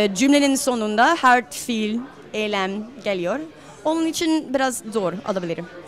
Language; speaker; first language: Turkish; non-native, learner; English